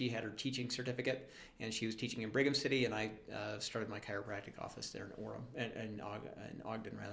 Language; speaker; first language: English; native; English